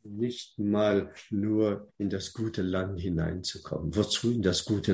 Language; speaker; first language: German; non-native, fluent; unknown